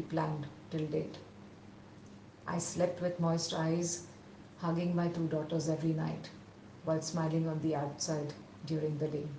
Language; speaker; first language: English; non-native, local second language; Telugu